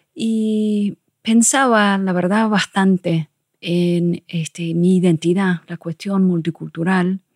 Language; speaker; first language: Spanish; non-native, fluent; English